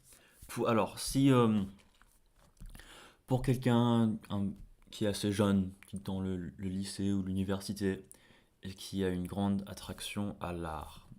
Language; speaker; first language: French; non-native, fluent; English